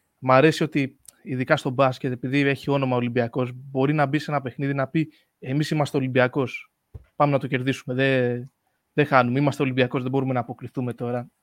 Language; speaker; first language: Greek; early bilingual, heritage; Greek